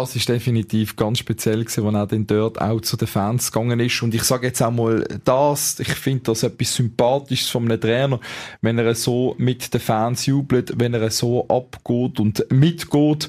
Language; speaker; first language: German; native; German